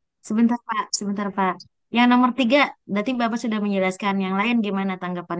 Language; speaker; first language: Indonesian; native; Indonesian